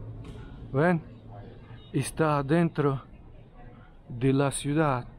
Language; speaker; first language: Spanish; non-native, fluent; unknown